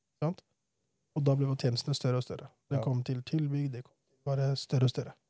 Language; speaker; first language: Norwegian; early bilingual, other home language; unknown